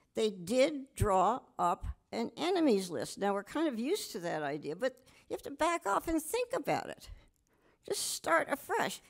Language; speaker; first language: English; native; English